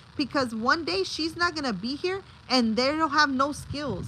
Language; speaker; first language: English; early bilingual, other home language; Spanish